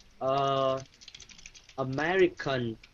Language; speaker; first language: English; non-native, learner; Vietnamese